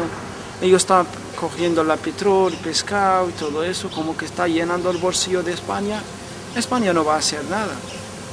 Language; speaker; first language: Spanish; non-native, fluent; Arabic